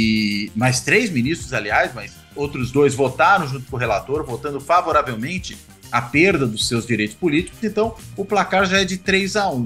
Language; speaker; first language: Portuguese; native; Portuguese